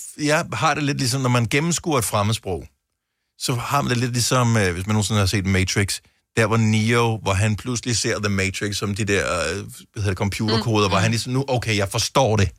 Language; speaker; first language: Danish; native; Danish